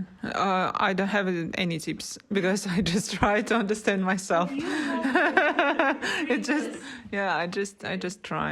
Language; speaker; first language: English; non-native, learner; Russian